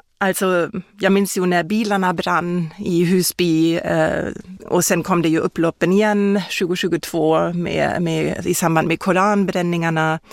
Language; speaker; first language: Swedish; non-native, fluent; German